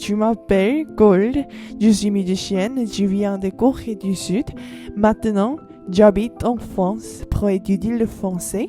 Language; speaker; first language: French; non-native, learner; Korean